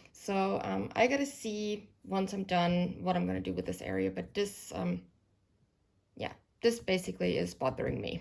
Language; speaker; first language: English; non-native, fluent; German